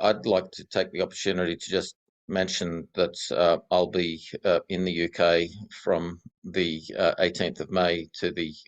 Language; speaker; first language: English; native; English